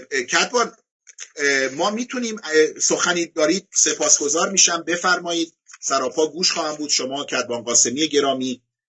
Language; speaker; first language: Persian; non-native, local second language; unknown